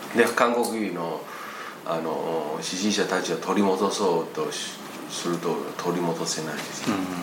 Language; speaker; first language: Japanese; non-native, fluent; Chinese